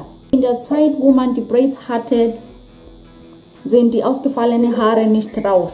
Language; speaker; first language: German; non-native, fluent; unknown